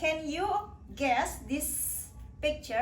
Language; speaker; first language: English; non-native, learner; Indonesian